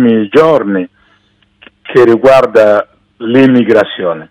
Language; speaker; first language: Italian; non-native, fluent; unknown